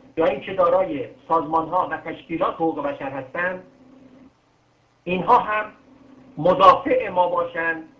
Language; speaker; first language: Persian; non-native, local second language; Arabic